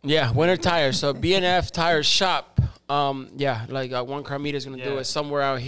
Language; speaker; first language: English; early bilingual, other home language; Spanish